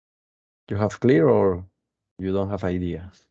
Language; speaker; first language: English; non-native, fluent; Spanish